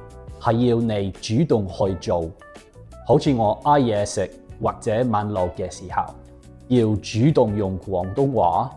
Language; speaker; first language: Cantonese; non-native, fluent; English